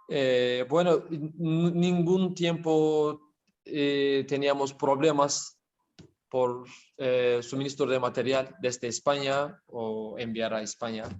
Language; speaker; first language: Spanish; non-native, learner; Turkish